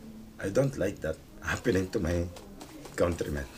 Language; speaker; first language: English; non-native, local second language; Filipino